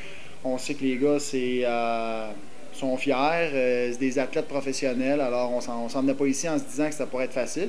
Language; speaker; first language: French; native; French